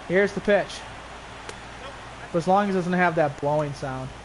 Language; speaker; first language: English; native; English